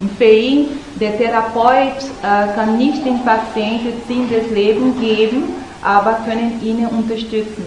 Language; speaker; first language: German; non-native, learner; Portuguese